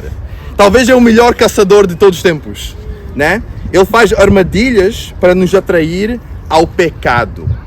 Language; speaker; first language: Portuguese; non-native, fluent; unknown